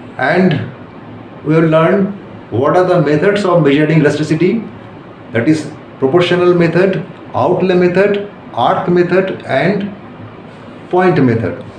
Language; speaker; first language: English; non-native, local second language; Bangla